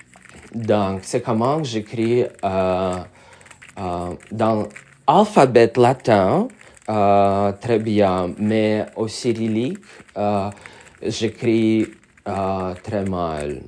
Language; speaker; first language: French; non-native, learner; Russian